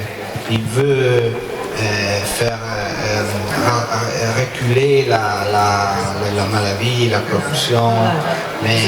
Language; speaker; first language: French; non-native, learner; Italian